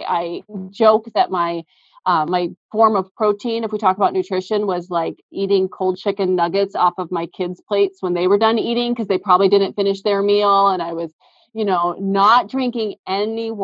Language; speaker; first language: English; native; English